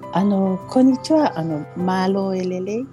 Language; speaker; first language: Japanese; non-native, learner; Tongan